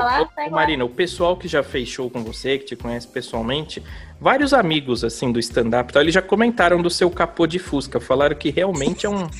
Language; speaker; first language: Portuguese; native; Portuguese